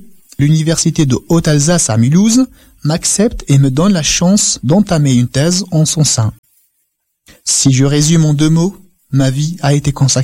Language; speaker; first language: French; non-native, local second language; Kabyle